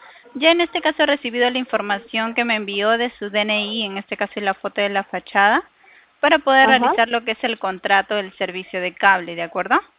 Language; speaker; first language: Spanish; native; Spanish